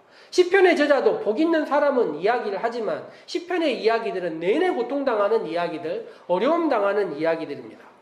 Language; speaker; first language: Korean; native; Korean